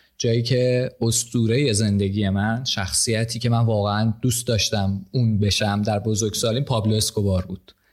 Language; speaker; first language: Persian; native; Persian